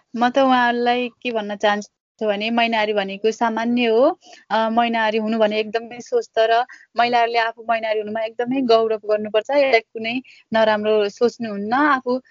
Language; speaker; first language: Nepali; native; Nepali